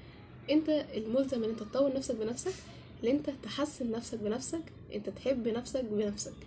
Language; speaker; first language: Arabic; native; Arabic